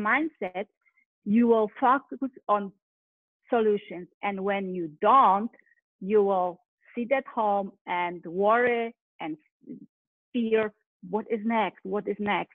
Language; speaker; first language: English; non-native, fluent; Polish